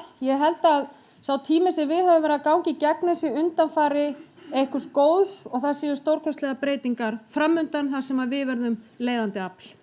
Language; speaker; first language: Icelandic; native; Icelandic